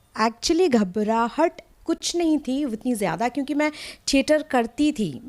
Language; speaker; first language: Hindi; non-native, local second language; Assamese